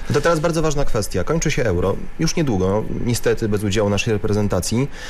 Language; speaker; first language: Polish; native; Polish